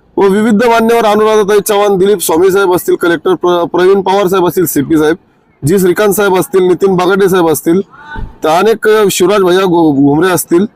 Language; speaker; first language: Marathi; native; Marathi